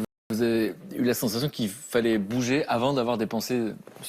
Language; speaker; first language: French; native; French